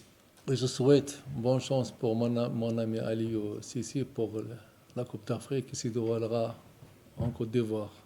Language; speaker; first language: French; non-native, local second language; Arabic